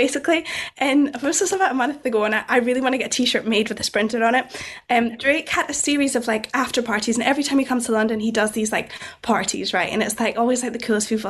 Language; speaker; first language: English; native; English